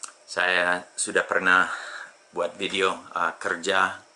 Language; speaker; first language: Indonesian; non-native, fluent; English